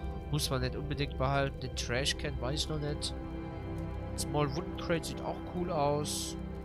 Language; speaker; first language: German; native; German